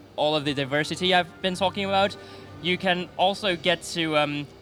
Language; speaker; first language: English; non-native, fluent; Thai